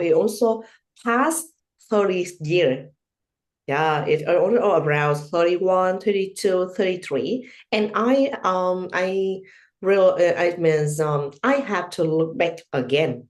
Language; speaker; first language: English; non-native, learner; Vietnamese